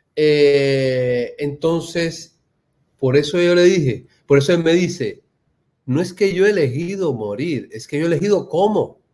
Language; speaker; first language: Spanish; native; Spanish